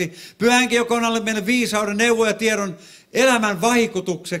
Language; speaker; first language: Finnish; non-native, fluent; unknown